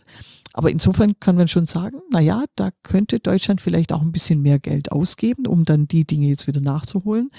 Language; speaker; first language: German; native; German